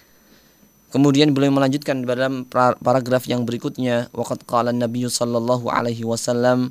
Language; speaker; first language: Indonesian; native; Indonesian